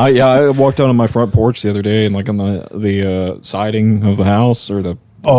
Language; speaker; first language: English; native; English